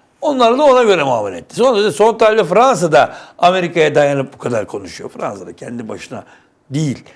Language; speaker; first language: Turkish; native; Turkish